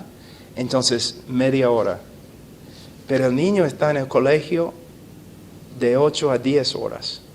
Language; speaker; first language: Spanish; non-native, fluent; English